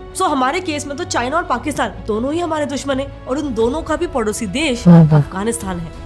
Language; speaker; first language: Hindi; native; Hindi